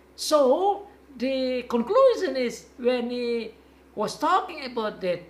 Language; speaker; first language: English; non-native, fluent; Indonesian